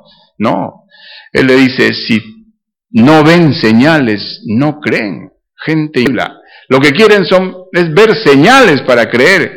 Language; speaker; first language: Spanish; native; Spanish